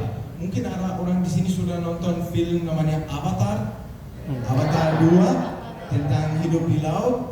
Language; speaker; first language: Indonesian; non-native, fluent; Danish